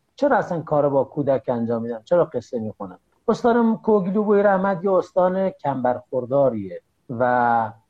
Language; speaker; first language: Persian; native; Persian